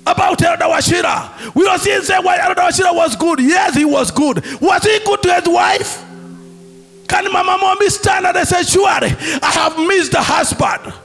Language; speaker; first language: English; non-native, local second language; Swahili